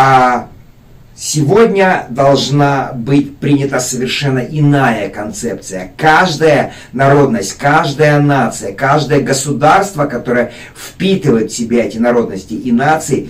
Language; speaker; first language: Russian; native; Russian